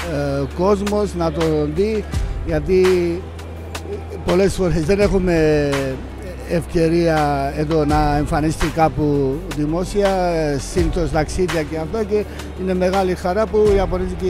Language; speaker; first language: Greek; non-native, fluent; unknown